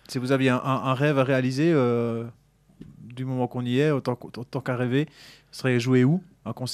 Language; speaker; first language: French; native; French